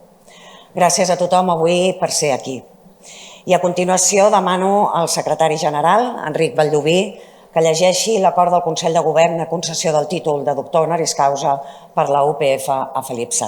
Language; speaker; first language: Catalan; native; Catalan